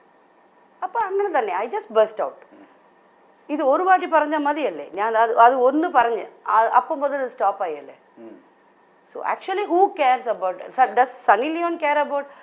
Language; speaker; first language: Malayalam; non-native, local second language; Tamil